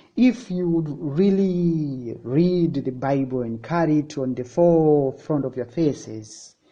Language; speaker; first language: English; non-native, local second language; Swahili